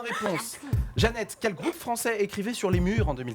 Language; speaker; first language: French; native; French